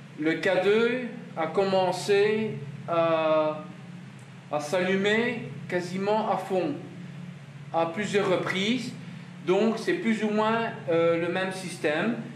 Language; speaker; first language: French; native; French